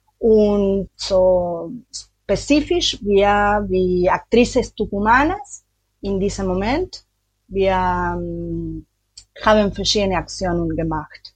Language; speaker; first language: German; non-native, learner; Spanish